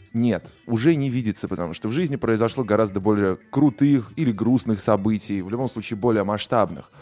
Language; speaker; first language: Russian; native; Russian